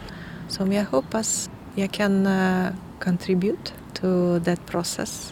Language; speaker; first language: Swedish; non-native, learner; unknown